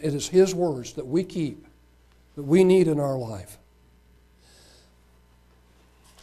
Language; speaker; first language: English; native; English